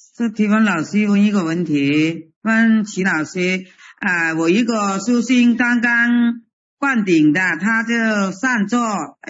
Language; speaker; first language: Chinese; non-native, local second language; Cantonese